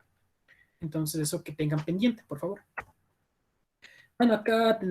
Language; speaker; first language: Spanish; native; Spanish